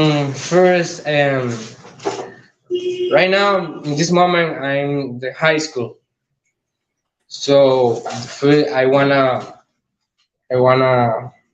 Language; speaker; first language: English; non-native, learner; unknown